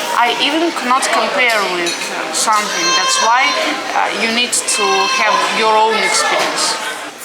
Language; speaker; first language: English; non-native, fluent; Russian